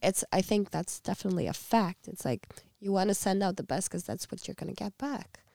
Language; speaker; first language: English; non-native, fluent; Icelandic